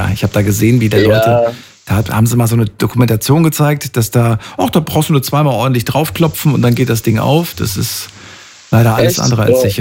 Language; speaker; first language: German; native; German